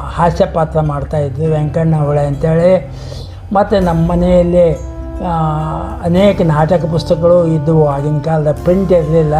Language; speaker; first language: Kannada; native; Kannada